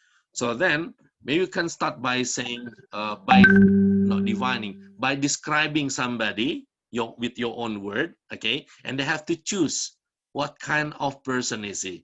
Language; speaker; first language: English; non-native, fluent; Indonesian